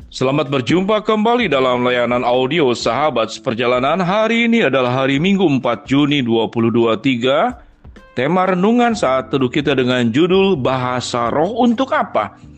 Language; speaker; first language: Indonesian; native; Indonesian